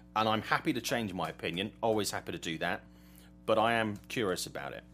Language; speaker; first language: English; native; English